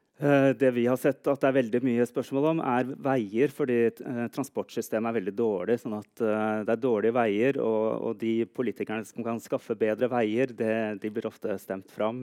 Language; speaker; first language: Norwegian; native; Norwegian